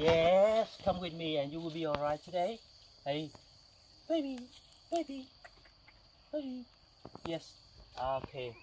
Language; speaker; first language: English; non-native, learner; Vietnamese